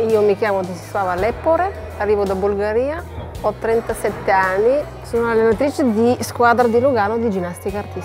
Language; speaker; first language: Italian; non-native, learner; Bulgarian